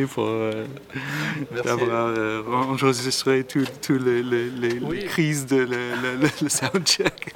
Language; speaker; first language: French; non-native, learner; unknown